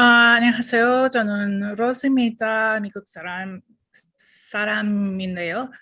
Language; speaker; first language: Korean; non-native, learner; English